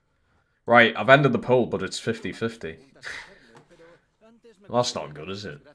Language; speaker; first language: English; native; English